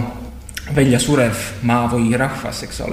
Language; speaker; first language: Estonian; non-native, fluent; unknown